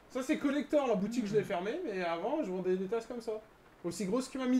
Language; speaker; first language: French; native; French